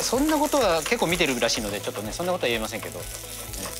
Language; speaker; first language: Japanese; native; Japanese